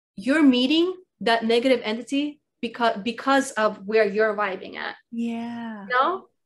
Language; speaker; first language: English; early bilingual, other home language; Russian